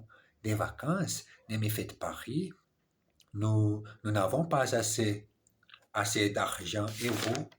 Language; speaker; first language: French; non-native, learner; English